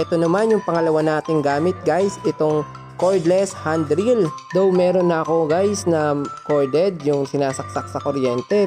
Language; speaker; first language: Filipino; native; Filipino